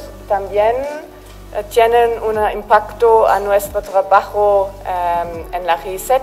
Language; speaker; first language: Spanish; non-native, learner; German